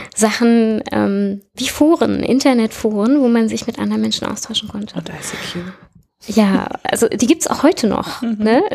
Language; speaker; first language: German; native; German